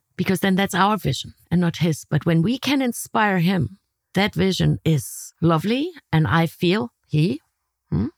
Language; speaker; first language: English; non-native, fluent; German